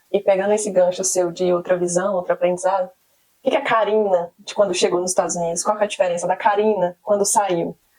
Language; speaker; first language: Portuguese; native; Portuguese